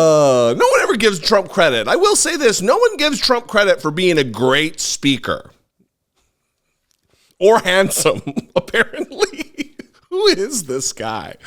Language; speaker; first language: English; native; English